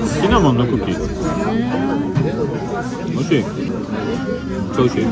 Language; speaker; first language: Japanese; non-native, learner; French